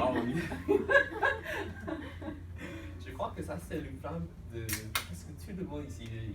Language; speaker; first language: French; non-native, fluent; English